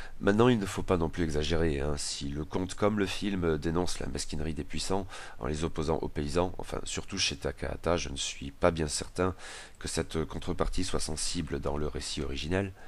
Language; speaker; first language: French; native; French